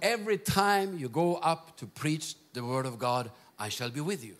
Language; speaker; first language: English; non-native, fluent; Norwegian